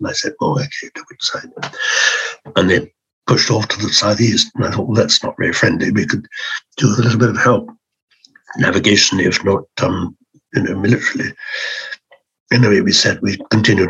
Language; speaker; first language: English; native; English